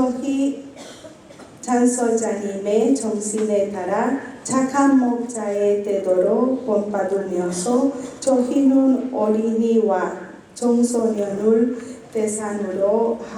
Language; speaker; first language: Korean; non-native, learner; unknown